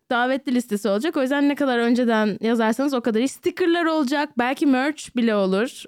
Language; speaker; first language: Turkish; native; Turkish